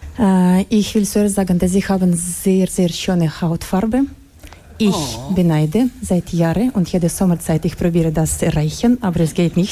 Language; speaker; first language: German; non-native, learner; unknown